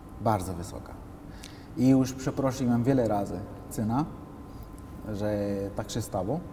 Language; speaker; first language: Polish; non-native, fluent; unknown